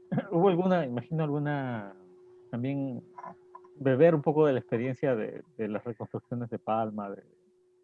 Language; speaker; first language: Spanish; native; Spanish